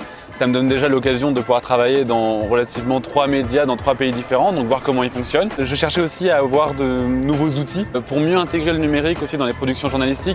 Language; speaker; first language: French; native; French